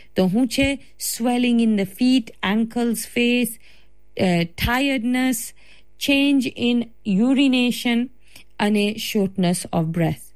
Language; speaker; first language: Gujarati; early bilingual, heritage; Gujarati